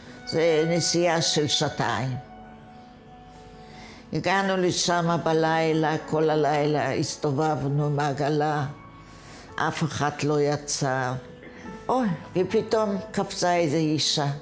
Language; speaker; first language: Hebrew; non-native, fluent; Yiddish